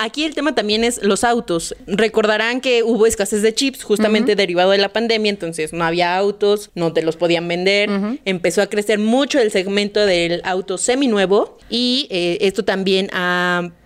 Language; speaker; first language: Spanish; native; Spanish